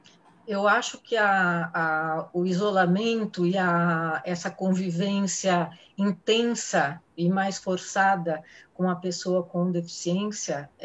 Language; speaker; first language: Portuguese; native; Portuguese